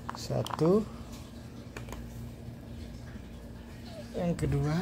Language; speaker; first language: Indonesian; native; Indonesian